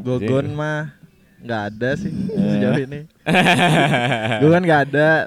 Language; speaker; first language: Indonesian; native; Indonesian